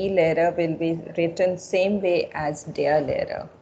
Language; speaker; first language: German; non-native, fluent; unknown